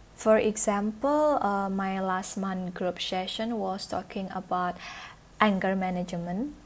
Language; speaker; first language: English; non-native, learner; Indonesian